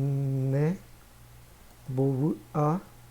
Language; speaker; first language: Portuguese; native; Portuguese